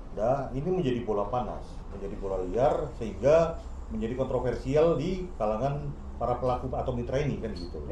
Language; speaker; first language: Indonesian; native; Indonesian